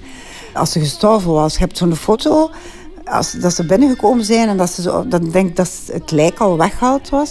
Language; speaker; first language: Dutch; native; Dutch